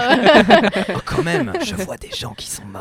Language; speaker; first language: French; native; French